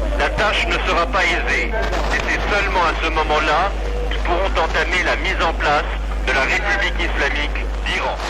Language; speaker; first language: French; native; French